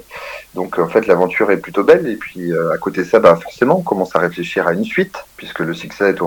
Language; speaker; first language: French; native; French